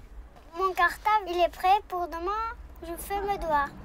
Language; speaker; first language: French; early bilingual, other home language; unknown